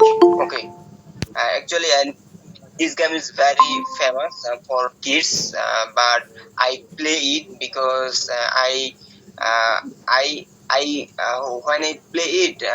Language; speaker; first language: English; non-native, learner; Bangla